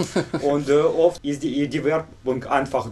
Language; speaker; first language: German; non-native, fluent; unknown